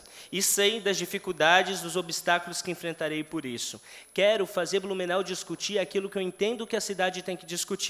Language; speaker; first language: Portuguese; native; Portuguese